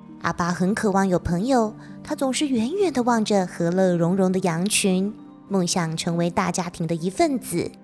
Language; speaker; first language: Chinese; native; Chinese